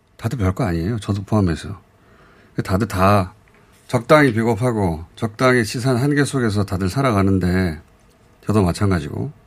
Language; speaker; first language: Korean; native; Korean